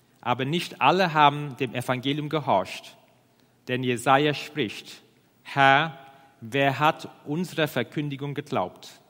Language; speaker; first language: German; non-native, fluent; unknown